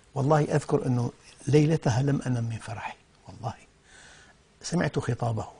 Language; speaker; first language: Arabic; native; Arabic